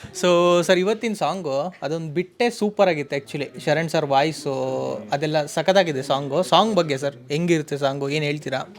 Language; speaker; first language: Kannada; native; Kannada